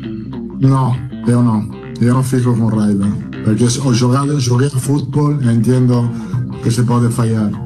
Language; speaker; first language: Portuguese; non-native, learner; Italian